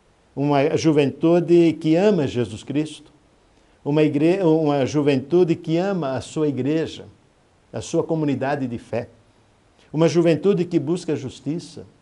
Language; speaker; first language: Portuguese; native; Portuguese